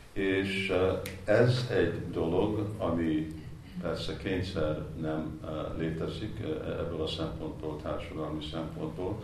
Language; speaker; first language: Hungarian; non-native, fluent; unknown